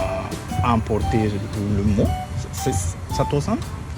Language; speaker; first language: French; non-native, learner; Japanese